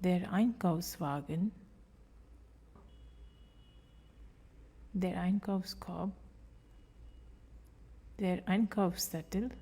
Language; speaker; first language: German; non-native, fluent; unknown